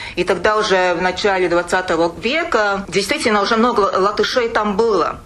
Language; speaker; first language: Russian; non-native, local second language; Latvian